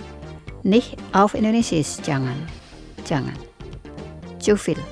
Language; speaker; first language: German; non-native, fluent; Indonesian